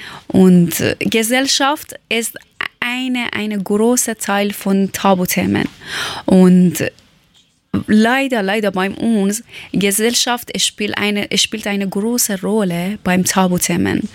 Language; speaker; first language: German; non-native, learner; Persian